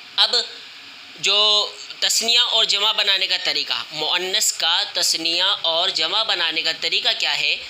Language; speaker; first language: Urdu; native; Urdu